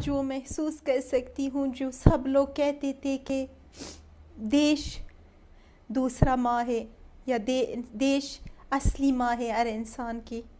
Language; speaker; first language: Hindi; non-native, fluent; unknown